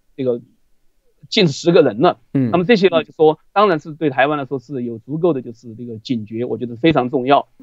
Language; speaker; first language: Chinese; native; Chinese